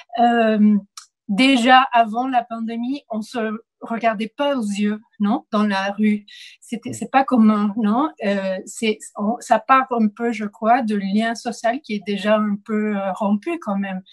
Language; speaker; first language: French; non-native, fluent; Spanish